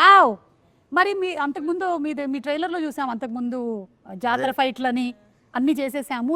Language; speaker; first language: Telugu; non-native, local second language; Malayalam